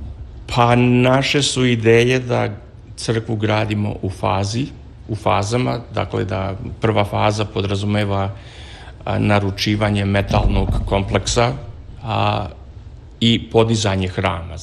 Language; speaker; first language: Serbian; native; Serbian